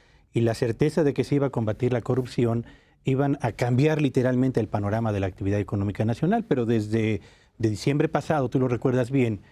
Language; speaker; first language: Spanish; native; Spanish